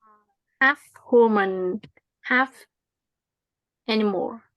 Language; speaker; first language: English; non-native, learner; Vietnamese